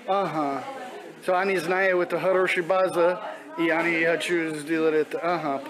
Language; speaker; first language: Russian; non-native, learner; English